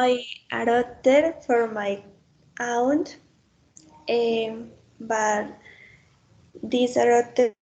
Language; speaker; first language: English; non-native, learner; Spanish